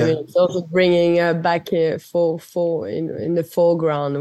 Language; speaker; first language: English; non-native, fluent; French